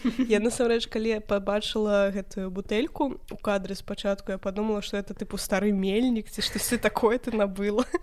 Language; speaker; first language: Belarusian; non-native, local second language; Russian